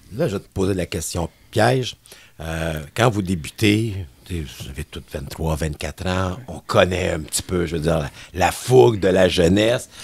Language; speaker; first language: French; native; French